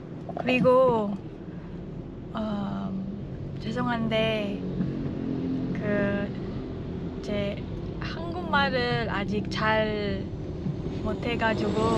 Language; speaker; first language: Korean; non-native, learner; Cebuano